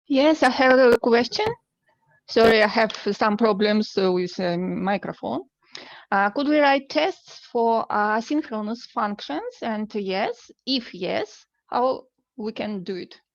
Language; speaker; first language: English; non-native, fluent; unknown